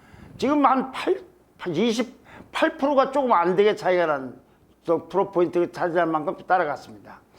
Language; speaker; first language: Korean; native; Korean